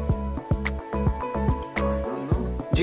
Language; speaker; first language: English; non-native, learner; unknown